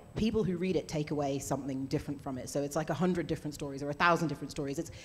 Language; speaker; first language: English; native; English